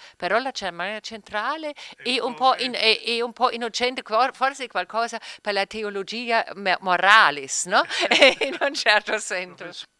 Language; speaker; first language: Italian; non-native, fluent; German